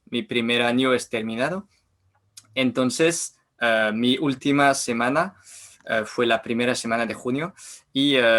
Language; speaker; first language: Spanish; non-native, learner; French